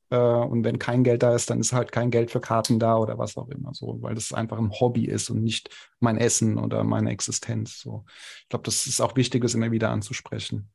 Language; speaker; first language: German; non-native, local second language; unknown